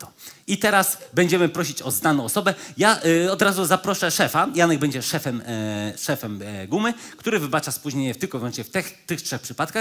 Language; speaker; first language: Polish; native; Polish